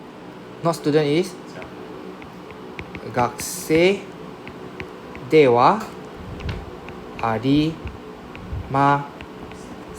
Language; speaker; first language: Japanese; non-native, fluent; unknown